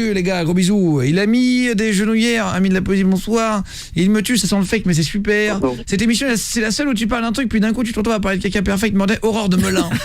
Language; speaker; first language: French; native; French